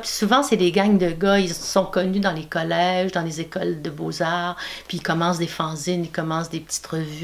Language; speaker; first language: French; native; French